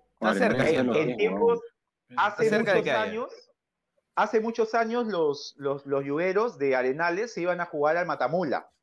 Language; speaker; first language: Spanish; native; Spanish